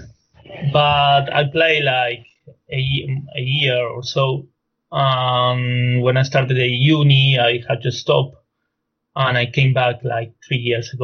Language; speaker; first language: English; non-native, fluent; Spanish